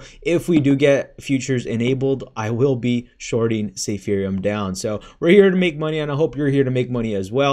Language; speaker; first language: English; native; English